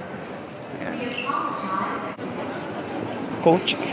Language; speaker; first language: Filipino; native; Filipino